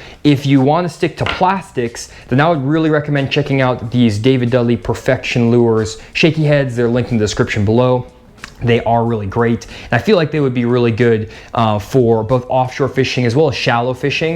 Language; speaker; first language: English; native; English